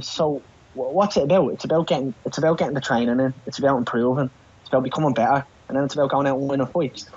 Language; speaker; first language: English; native; English